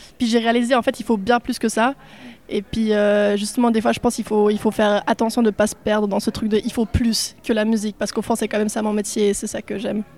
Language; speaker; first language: French; non-native, local second language; Swiss German